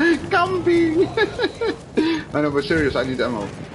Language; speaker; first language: English; non-native, fluent; Dutch